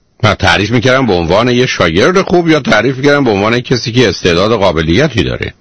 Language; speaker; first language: Persian; native; Persian